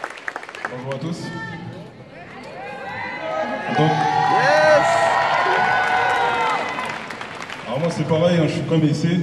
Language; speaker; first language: French; native; French